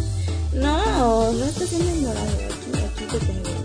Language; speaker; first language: Spanish; native; Spanish